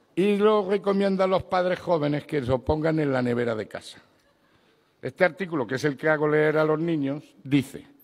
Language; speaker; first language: Spanish; native; Spanish